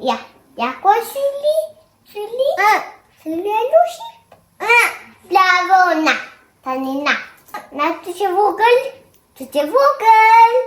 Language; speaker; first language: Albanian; early bilingual, heritage; Albanian